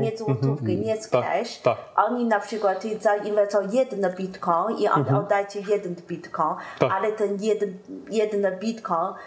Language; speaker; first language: Polish; non-native, learner; Chinese